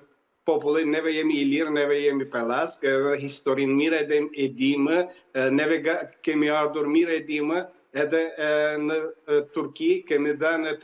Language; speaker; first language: Albanian; early bilingual, heritage; Albanian